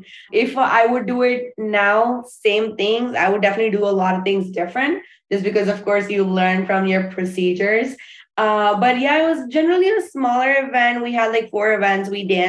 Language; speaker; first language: English; non-native, local second language; Urdu